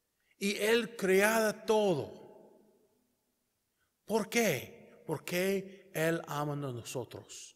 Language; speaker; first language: Spanish; non-native, learner; English